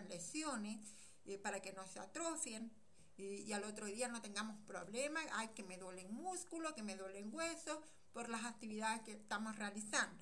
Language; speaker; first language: Spanish; native; Spanish